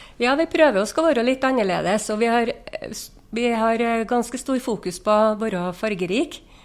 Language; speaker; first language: Norwegian; native; Norwegian